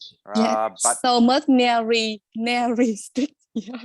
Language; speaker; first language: English; non-native, learner; Vietnamese